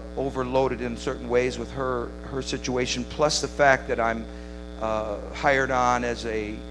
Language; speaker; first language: English; native; English